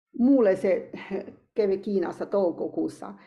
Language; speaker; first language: Finnish; non-native, learner; Chinese